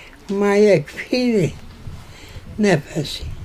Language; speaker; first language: Arabic; non-native, fluent; Turkish